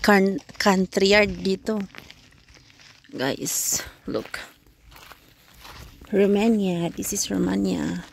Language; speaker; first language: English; non-native, learner; Filipino